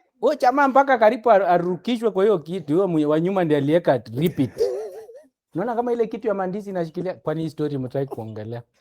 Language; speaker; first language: Swahili; native; Swahili